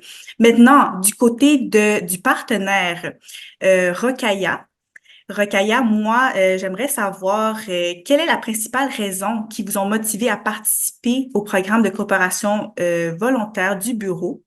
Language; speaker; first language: French; native; French